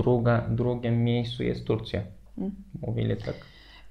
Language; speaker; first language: Polish; non-native, fluent; Turkish